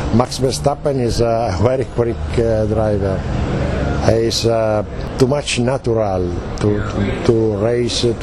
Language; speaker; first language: English; non-native, learner; Italian